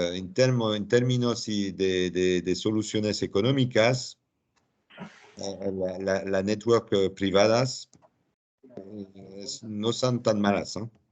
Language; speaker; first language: Spanish; non-native, fluent; French